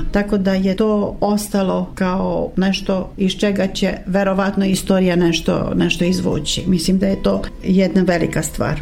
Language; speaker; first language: Serbian; non-native, local second language; Romanian